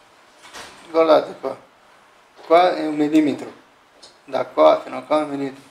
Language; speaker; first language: Italian; non-native, learner; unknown